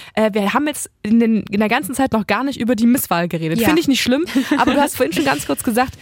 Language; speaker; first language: German; native; German